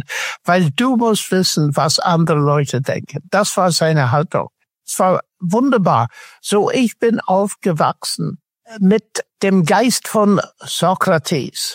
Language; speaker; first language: German; non-native, fluent; English